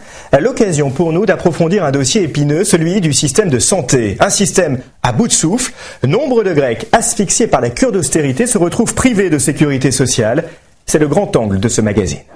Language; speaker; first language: French; native; French